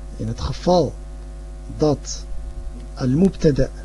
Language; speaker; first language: Dutch; early bilingual, other home language; Arabic